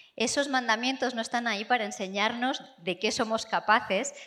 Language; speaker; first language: Spanish; non-native, fluent; English